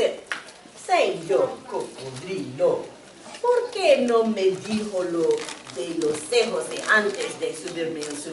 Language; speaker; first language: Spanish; non-native, learner; English